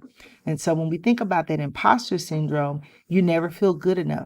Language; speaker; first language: English; native; English